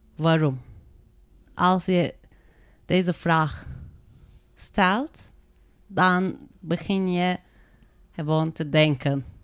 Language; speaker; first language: Dutch; non-native, learner; Turkish